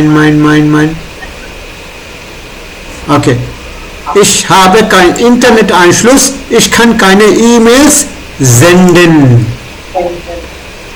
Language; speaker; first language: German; non-native, fluent; Hindi